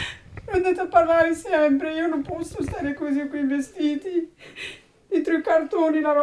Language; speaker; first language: Italian; non-native, learner; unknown